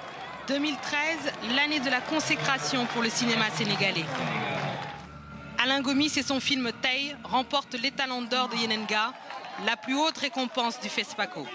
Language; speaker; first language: French; native; French